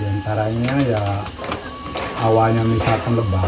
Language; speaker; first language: Indonesian; native; Indonesian